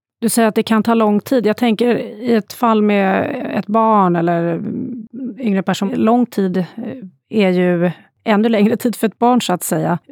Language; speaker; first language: Swedish; native; Swedish